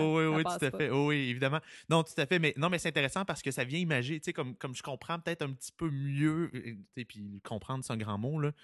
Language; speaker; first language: French; native; French